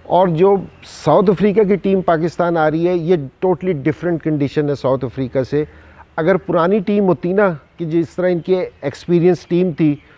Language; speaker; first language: Urdu; non-native, local second language; Punjabi